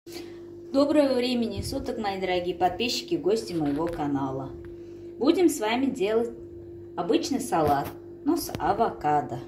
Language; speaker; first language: Russian; non-native, fluent; Turkmen